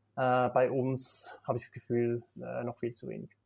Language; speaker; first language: German; native; German